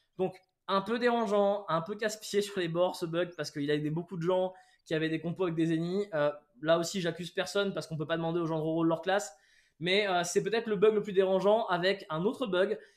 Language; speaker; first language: French; native; French